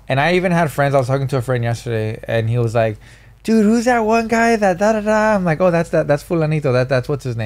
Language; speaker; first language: English; early bilingual, other home language; Spanish